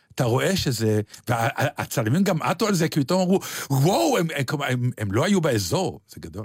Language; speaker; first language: Hebrew; native; Hebrew